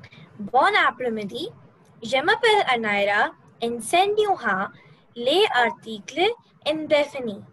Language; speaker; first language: French; non-native, learner; Hindi